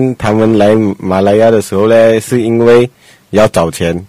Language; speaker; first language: Chinese; non-native, local second language; Punjabi